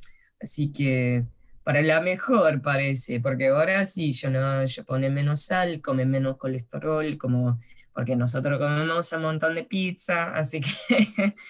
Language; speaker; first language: Spanish; early bilingual, heritage; Spanish